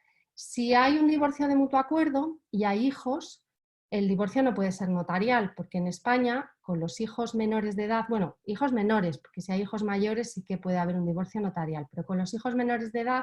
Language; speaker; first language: Spanish; native; Spanish